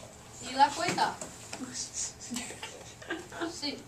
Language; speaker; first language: Spanish; non-native, learner; English